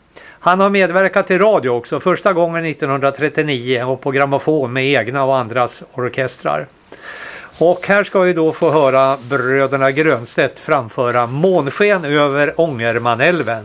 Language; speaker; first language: Swedish; native; Swedish